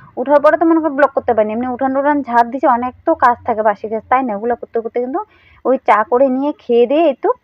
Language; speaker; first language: Bangla; non-native, local second language; Rangpuri